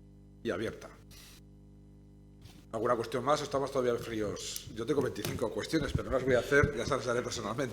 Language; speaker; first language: Spanish; native; Spanish